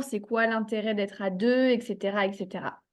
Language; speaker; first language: French; native; French